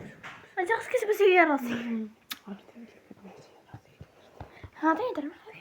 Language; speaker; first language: Arabic; native; Arabic